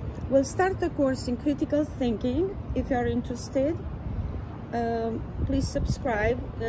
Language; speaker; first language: English; non-native, fluent; Romanian